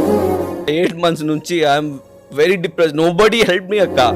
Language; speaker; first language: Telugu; non-native, local second language; Urdu